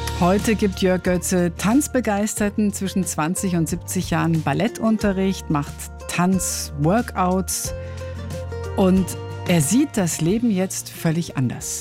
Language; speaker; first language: German; native; German